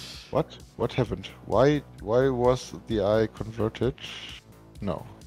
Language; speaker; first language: English; non-native, fluent; German